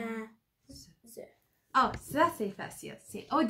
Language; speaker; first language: French; non-native, fluent; English